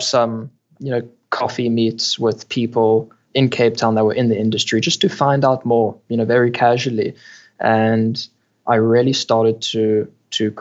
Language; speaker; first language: English; native; English